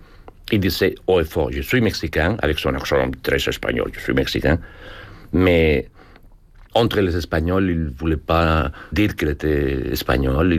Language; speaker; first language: French; non-native, fluent; Spanish